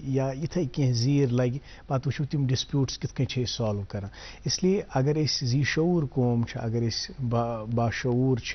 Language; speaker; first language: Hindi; non-native, local second language; Kashmiri